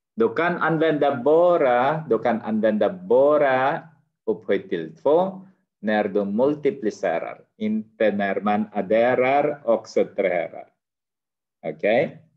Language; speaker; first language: Swedish; non-native, fluent; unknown